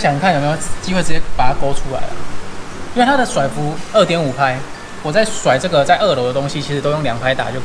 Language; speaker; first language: Chinese; native; Chinese